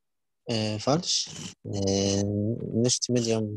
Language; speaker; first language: German; non-native, learner; Arabic